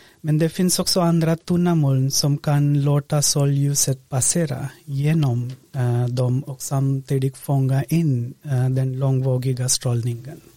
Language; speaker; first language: Swedish; non-native, fluent; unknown